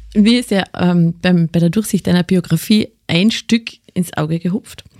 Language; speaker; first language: German; native; German